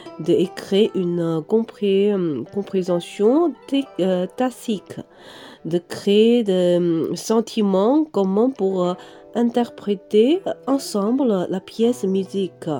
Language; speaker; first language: French; non-native, fluent; Chinese